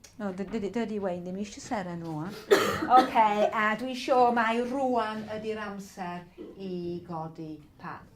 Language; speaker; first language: Welsh; native; Welsh